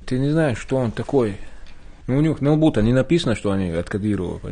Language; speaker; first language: Russian; non-native, local second language; Chechen